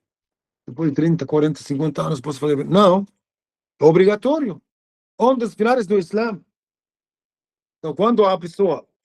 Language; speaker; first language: Portuguese; non-native, fluent; Arabic